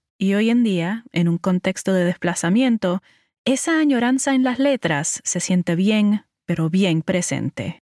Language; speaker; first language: Spanish; early bilingual, heritage; Spanish